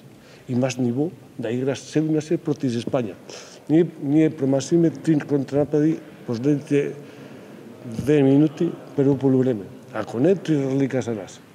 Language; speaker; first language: Macedonian; non-native, learner; Spanish